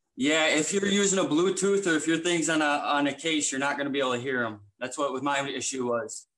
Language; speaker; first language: English; native; English